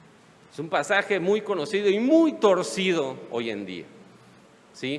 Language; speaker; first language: Spanish; native; Spanish